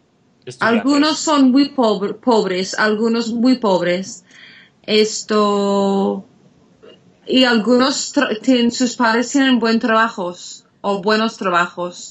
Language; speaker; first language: Spanish; non-native, fluent; English